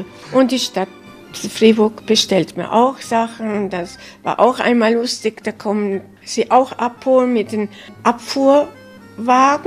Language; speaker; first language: German; early bilingual, heritage; German